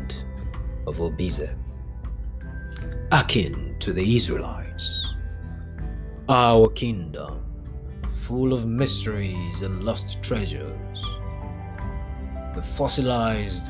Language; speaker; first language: English; non-native, local second language; Esan